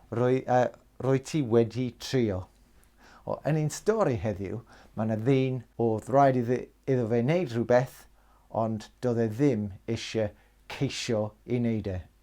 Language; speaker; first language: Welsh; non-native, local second language; English